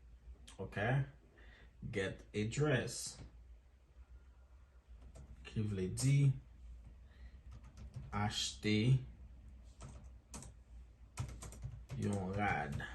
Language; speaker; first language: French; non-native, local second language; Haitian Creole